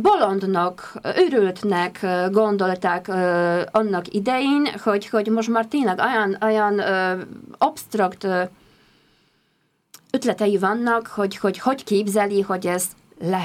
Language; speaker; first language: Hungarian; non-native, fluent; Polish